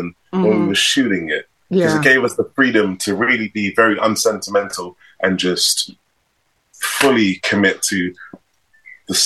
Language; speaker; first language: English; native; English